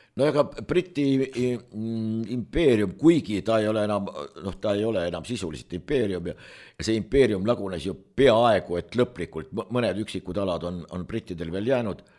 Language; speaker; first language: Estonian; native; Estonian